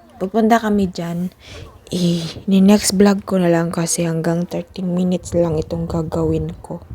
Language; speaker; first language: Filipino; non-native, local second language; Hiligaynon